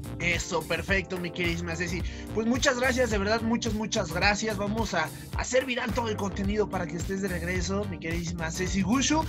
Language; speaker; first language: Spanish; native; Spanish